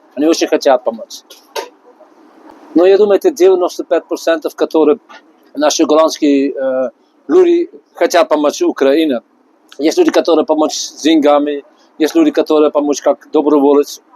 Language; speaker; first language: Russian; non-native, learner; Dutch